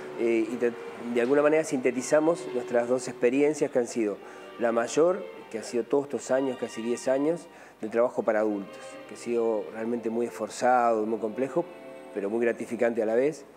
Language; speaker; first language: Spanish; native; Spanish